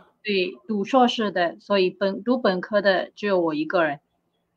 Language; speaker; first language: Chinese; non-native, learner; Burmese